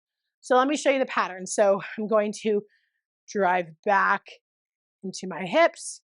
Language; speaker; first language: English; native; English